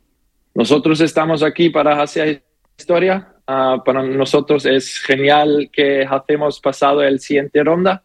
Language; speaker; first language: Spanish; non-native, learner; German